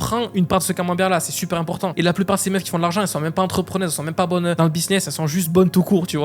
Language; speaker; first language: French; native; French